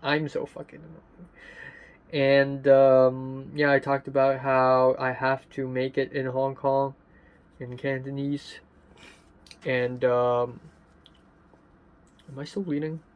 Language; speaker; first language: English; non-native, local second language; Cantonese